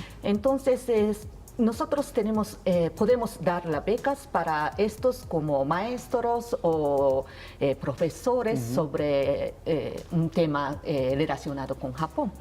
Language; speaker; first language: Spanish; non-native, learner; Japanese